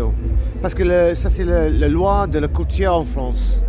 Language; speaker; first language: French; non-native, learner; English